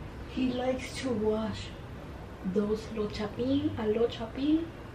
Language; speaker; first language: English; early bilingual, other home language; Spanish